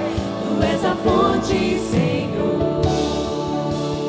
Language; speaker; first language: Portuguese; native; Portuguese